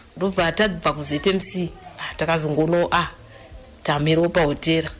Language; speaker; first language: Shona; native; Shona